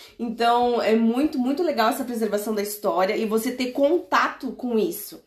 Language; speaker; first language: Portuguese; native; Portuguese